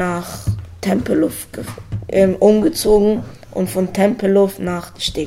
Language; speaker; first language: German; early bilingual, other home language; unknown